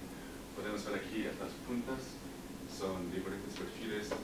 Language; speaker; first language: Spanish; non-native, learner; English